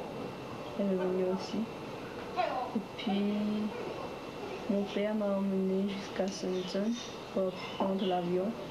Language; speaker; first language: French; early bilingual, other home language; Chinese